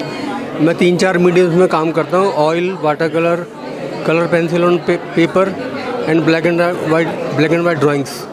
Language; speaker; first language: Hindi; native; Hindi